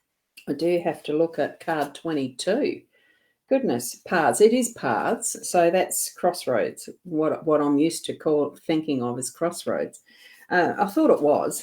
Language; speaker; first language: English; native; English